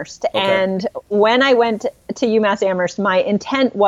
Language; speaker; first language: English; native; English